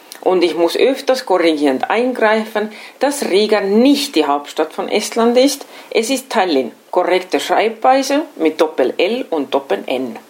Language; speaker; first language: German; non-native, fluent; Estonian